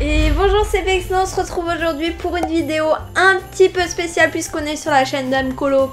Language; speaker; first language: French; native; French